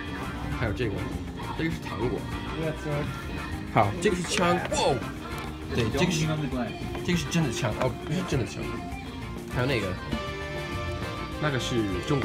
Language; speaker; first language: Chinese; non-native, fluent; English